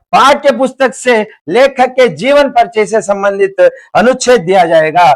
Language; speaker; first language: Hindi; non-native, local second language; Telugu